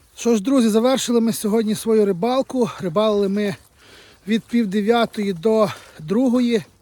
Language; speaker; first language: Ukrainian; native; Ukrainian